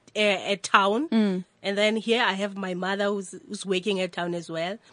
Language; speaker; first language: English; non-native, local second language; Northern Sotho